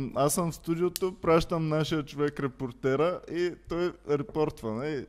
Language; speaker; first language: Bulgarian; native; Bulgarian